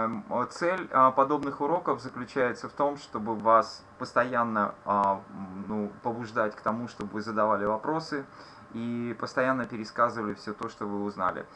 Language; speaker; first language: Russian; native; Russian